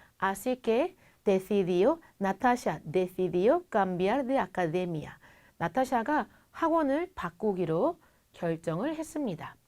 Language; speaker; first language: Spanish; non-native, fluent; Korean